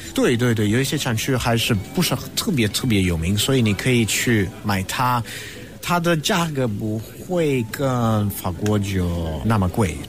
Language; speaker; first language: Chinese; non-native, fluent; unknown